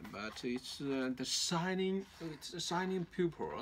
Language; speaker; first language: English; non-native, learner; Chinese